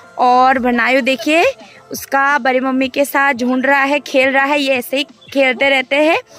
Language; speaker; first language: Hindi; non-native, local second language; Nepali